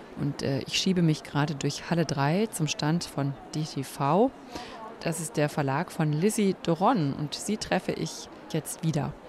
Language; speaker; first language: German; native; German